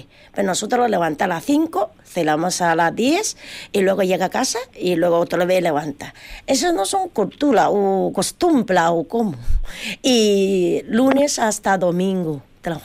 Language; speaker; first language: Spanish; non-native, learner; Chinese